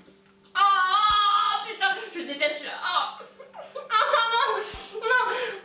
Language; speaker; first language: French; native; French